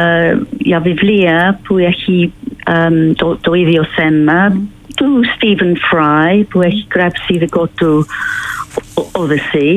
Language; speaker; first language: Greek; non-native, fluent; English